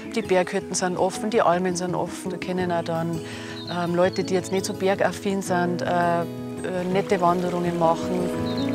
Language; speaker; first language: German; native; German